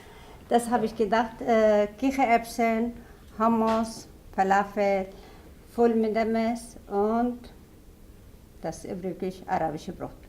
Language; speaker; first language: German; non-native, learner; Arabic